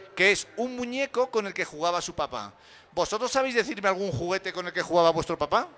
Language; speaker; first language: Spanish; native; Spanish